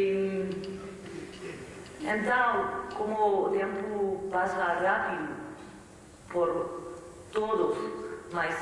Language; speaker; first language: Portuguese; non-native, learner; French